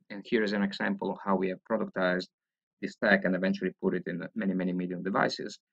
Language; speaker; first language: English; non-native, fluent; Italian